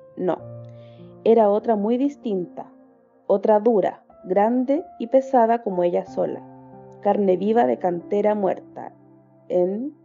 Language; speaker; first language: Spanish; native; Spanish